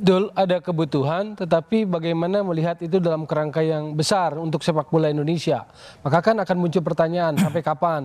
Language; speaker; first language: Indonesian; native; Indonesian